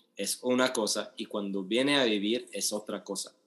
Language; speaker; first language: Spanish; non-native, fluent; Arabic